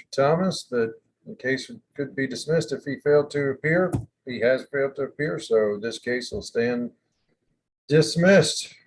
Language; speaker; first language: English; native; English